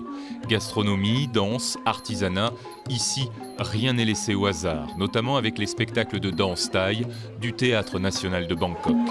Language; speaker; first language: French; native; French